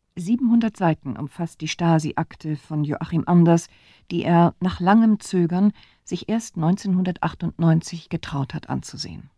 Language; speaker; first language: German; native; German